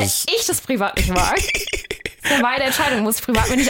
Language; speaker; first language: German; native; German